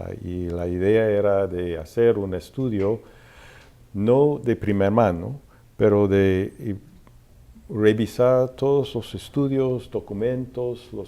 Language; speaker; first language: Spanish; non-native, fluent; English